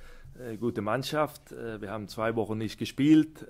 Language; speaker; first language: German; non-native, fluent; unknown